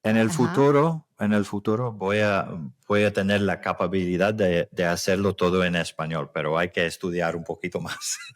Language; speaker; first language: Spanish; non-native, learner; English